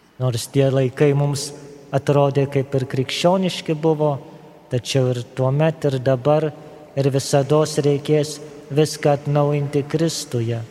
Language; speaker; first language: Lithuanian; native; Lithuanian